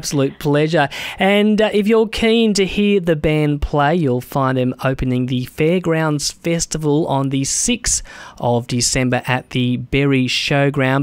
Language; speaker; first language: English; native; English